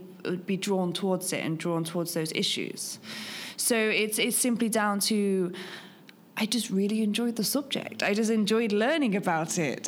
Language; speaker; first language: English; native; English